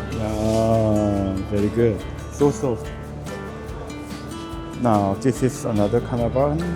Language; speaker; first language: English; non-native, learner; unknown